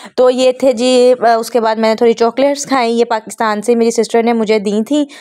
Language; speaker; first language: Urdu; non-native, local second language; Punjabi